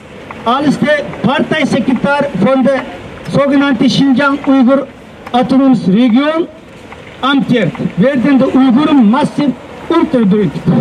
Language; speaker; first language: German; non-native, fluent; Uyghur